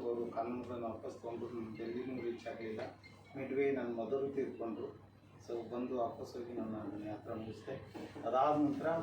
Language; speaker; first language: Kannada; native; Kannada